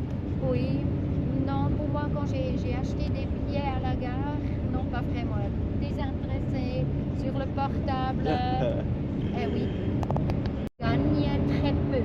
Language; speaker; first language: French; non-native, local second language; German